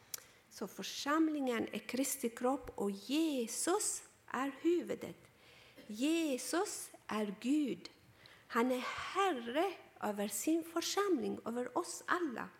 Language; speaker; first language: Swedish; non-native, fluent; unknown